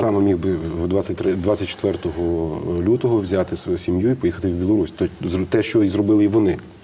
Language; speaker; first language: Ukrainian; native; Ukrainian